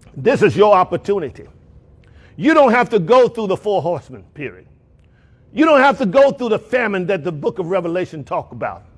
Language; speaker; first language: English; native; English